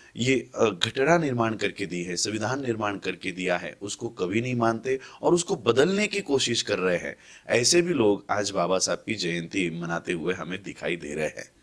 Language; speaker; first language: Hindi; non-native, local second language; Marathi